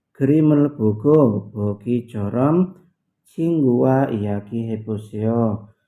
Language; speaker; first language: Korean; non-native, learner; Indonesian